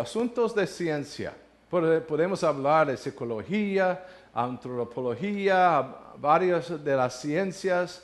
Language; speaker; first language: Spanish; non-native, learner; English